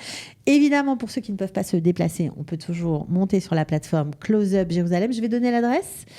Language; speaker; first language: French; native; French